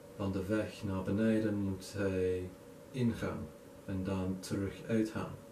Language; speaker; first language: Dutch; non-native, learner; English